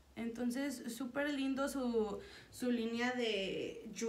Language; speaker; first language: Spanish; early bilingual, heritage; Spanish